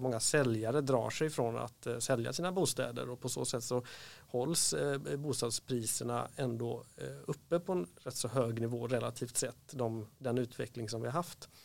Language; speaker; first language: Swedish; native; Swedish